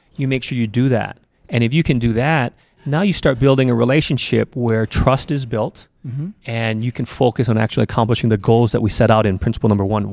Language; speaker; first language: English; native; English